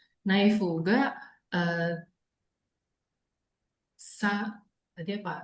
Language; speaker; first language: Japanese; non-native, learner; Indonesian